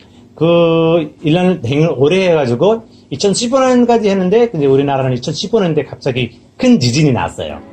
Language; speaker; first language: Korean; non-native, fluent; Nepali